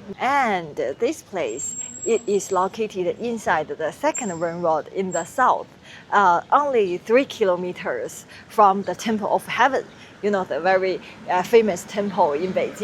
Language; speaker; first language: English; non-native, fluent; Chinese